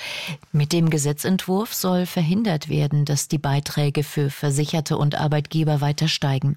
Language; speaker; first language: German; native; German